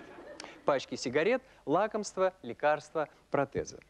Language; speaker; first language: Russian; native; Russian